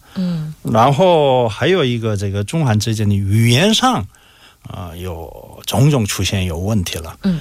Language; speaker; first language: Chinese; non-native, fluent; Korean